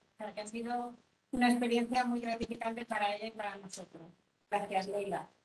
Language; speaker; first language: Spanish; native; Spanish